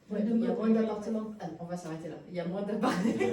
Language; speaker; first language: French; native; French